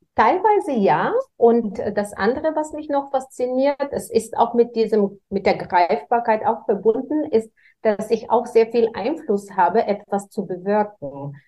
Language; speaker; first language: German; non-native, fluent; Bulgarian